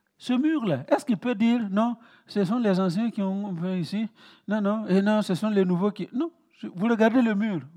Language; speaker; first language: French; non-native, local second language; Mossi